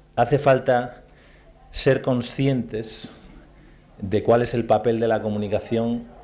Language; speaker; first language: Spanish; native; Spanish